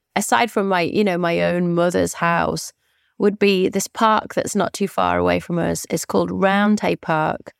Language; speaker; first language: English; native; English